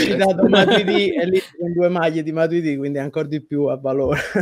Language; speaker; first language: Italian; native; Italian